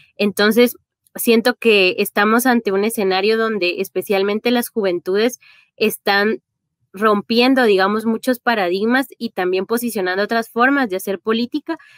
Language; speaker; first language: Spanish; native; Spanish